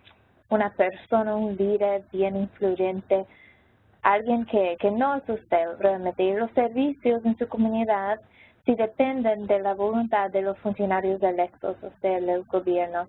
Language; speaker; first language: Spanish; non-native, local second language; English